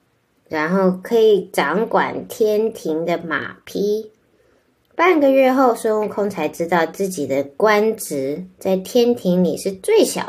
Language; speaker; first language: Chinese; native; Chinese